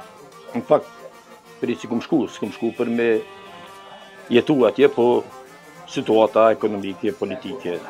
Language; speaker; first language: Albanian; native; Albanian